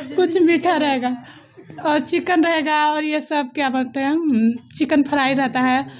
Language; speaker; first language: Hindi; native; Hindi